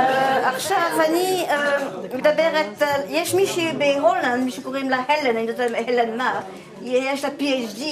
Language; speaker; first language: Hebrew; non-native, fluent; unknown